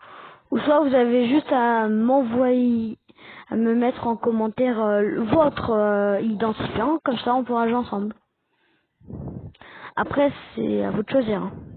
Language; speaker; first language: French; native; French